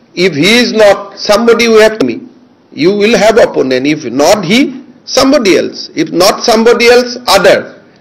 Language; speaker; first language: English; non-native, local second language; Assamese